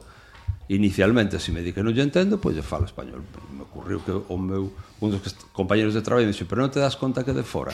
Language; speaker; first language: Galician; non-native, local second language; Spanish